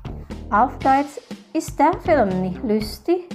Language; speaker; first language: German; non-native, fluent; Indonesian